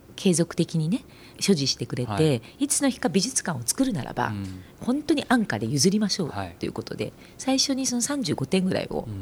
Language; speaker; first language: Japanese; native; Japanese